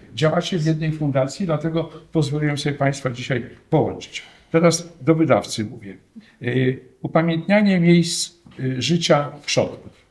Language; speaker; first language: Polish; native; Polish